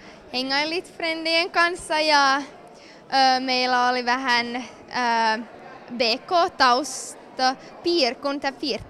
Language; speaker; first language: Finnish; non-native, local second language; Swedish